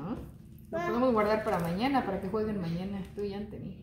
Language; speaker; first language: Spanish; native; Spanish